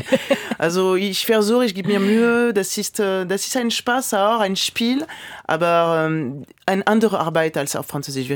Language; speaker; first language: German; non-native, fluent; French